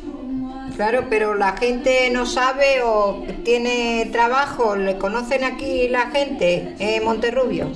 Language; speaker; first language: Spanish; native; Spanish